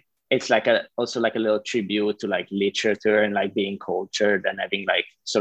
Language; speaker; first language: English; non-native, fluent; Italian